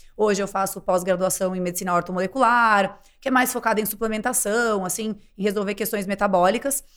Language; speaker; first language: Portuguese; native; Portuguese